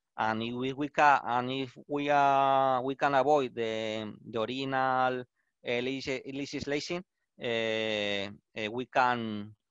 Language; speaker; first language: English; non-native, learner; Spanish